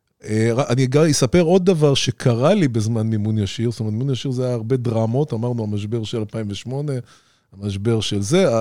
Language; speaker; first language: Hebrew; native; Hebrew